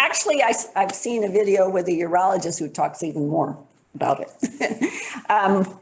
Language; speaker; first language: English; native; English